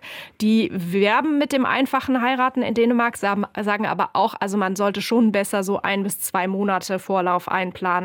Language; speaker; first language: German; native; German